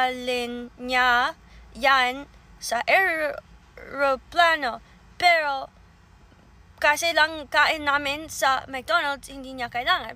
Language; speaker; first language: Filipino; early bilingual, heritage; English